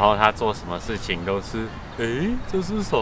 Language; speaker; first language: Chinese; early bilingual, heritage; English